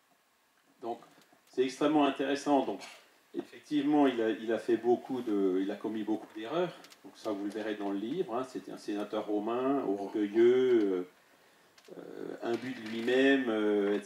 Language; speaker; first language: French; native; French